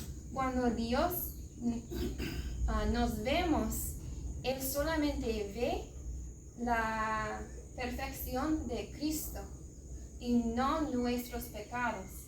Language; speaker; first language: Spanish; non-native, learner; English